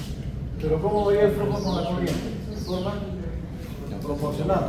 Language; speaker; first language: Spanish; native; Spanish